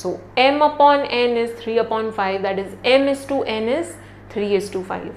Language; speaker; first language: English; non-native, local second language; Hindi